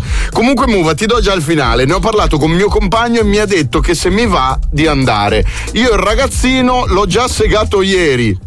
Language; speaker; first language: Italian; native; Italian